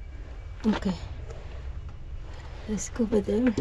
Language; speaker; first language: English; non-native, learner; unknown